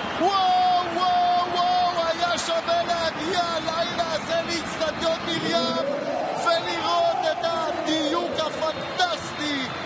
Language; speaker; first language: Hebrew; native; Hebrew